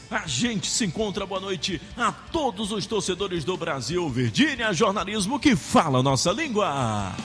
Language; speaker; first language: Portuguese; native; Portuguese